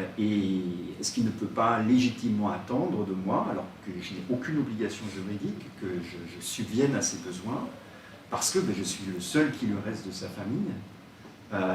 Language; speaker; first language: French; native; French